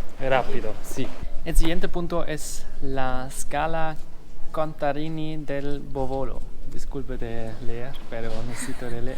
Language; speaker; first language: Spanish; non-native, fluent; German